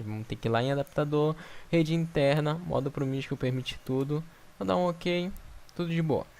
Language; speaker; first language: Portuguese; native; Portuguese